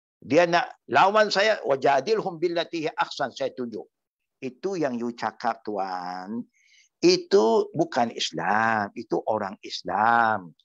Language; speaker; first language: Malay; non-native, local second language; Chinese